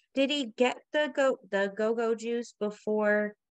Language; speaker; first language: English; native; English